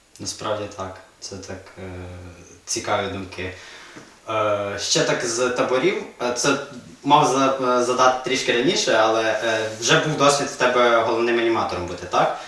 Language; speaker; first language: Ukrainian; native; Ukrainian